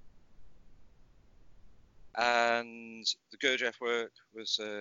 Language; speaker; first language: English; native; English